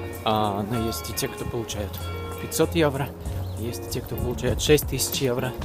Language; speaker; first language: Russian; native; Russian